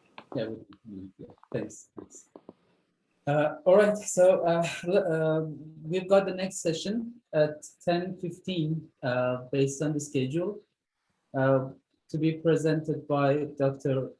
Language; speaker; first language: English; non-native, fluent; Turkish